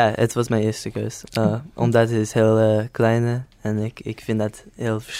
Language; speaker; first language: Dutch; non-native, learner; English